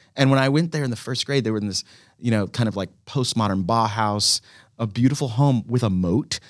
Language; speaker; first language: English; native; English